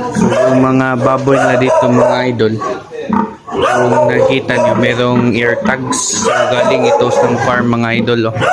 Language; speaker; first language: Filipino; non-native, local second language; Cebuano